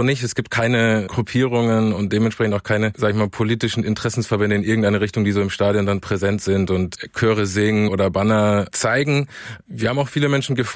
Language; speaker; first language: German; native; German